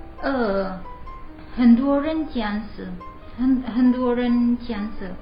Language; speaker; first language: Chinese; non-native, learner; Indonesian